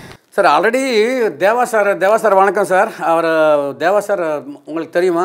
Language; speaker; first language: Tamil; non-native, learner; Telugu